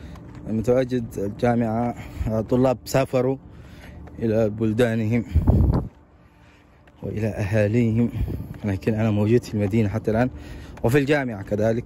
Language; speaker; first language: Arabic; non-native, local second language; Somali